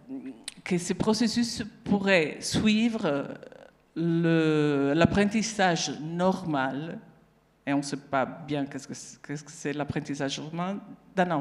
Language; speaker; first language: French; non-native, fluent; Italian